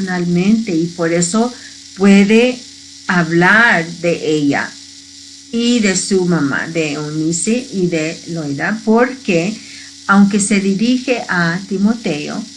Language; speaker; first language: Spanish; early bilingual, heritage; Spanish